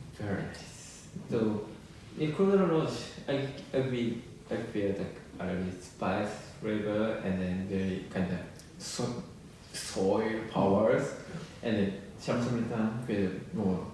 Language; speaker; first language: English; non-native, learner; Japanese